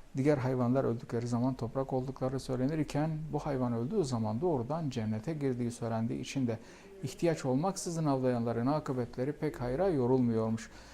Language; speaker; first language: Turkish; native; Turkish